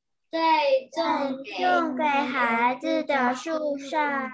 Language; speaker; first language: Chinese; early bilingual, heritage; Chinese